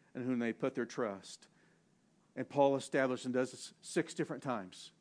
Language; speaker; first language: English; native; English